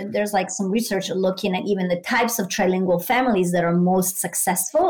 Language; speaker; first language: English; non-native, fluent; Italian